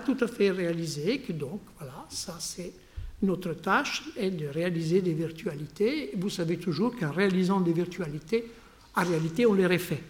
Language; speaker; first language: French; non-native, fluent; Italian